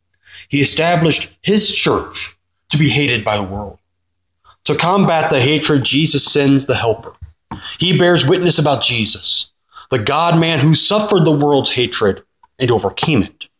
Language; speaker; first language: English; native; English